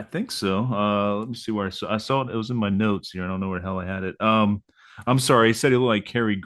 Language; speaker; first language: English; native; English